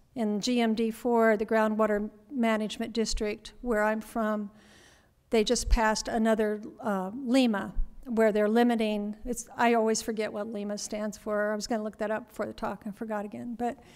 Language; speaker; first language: English; native; English